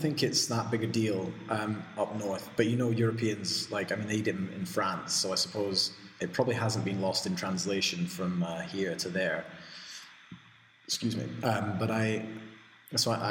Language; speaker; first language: English; native; English